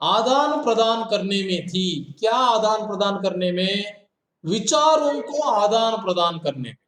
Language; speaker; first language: Hindi; non-native, local second language; Kannada